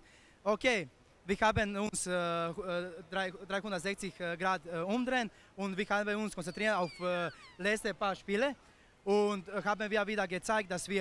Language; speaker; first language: German; non-native, fluent; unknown